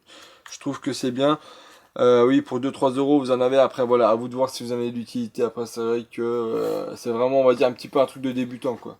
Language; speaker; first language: French; native; French